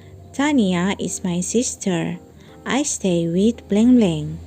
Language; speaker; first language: English; non-native, fluent; Indonesian